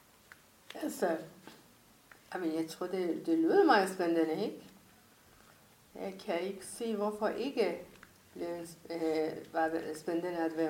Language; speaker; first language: Danish; non-native, fluent; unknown